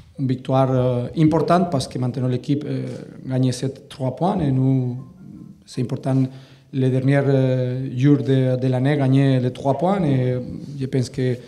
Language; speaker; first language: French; non-native, learner; Catalan